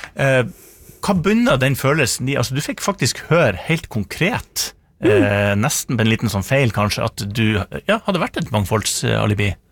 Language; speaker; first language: Norwegian; native; Norwegian